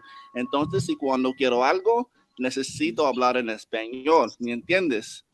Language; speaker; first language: Spanish; non-native, learner; English